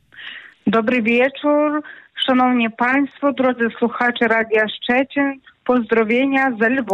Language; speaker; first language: Polish; non-native, fluent; Ukrainian